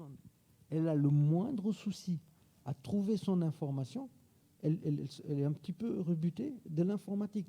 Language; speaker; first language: French; native; French